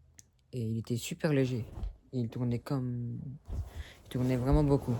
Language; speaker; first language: French; early bilingual, other home language; Spanish